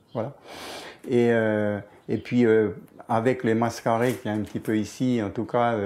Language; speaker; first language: French; native; French